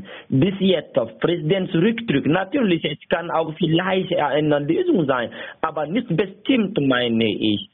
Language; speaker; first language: German; non-native, learner; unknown